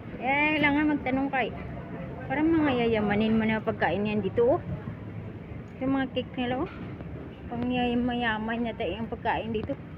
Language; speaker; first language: Filipino; non-native, local second language; Hiligaynon